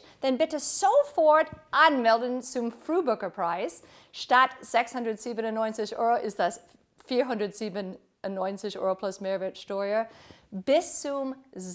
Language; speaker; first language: German; non-native, fluent; English